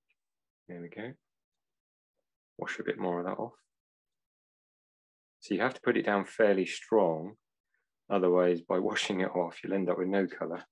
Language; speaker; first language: English; native; English